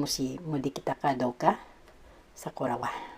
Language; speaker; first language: Japanese; non-native, learner; Filipino